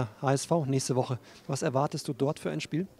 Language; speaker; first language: German; native; German